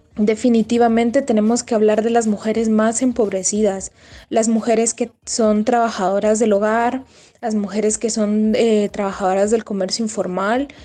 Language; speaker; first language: Spanish; native; Spanish